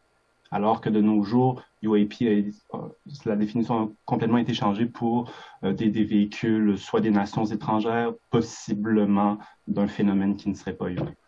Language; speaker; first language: French; native; French